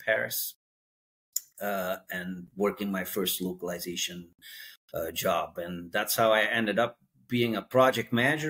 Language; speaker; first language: English; non-native, fluent; Dutch